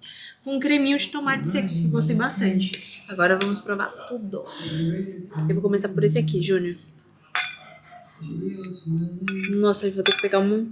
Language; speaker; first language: Portuguese; native; Portuguese